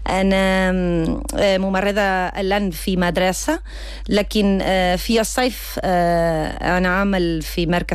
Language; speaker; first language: Arabic; non-native, learner; Spanish